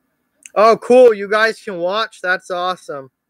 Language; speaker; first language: English; native; English